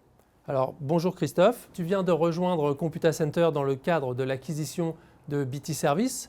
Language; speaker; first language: French; native; French